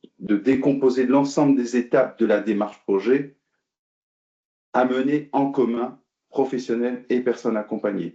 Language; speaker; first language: French; native; French